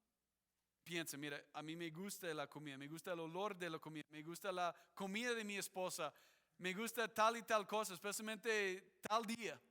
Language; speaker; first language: Spanish; non-native, fluent; English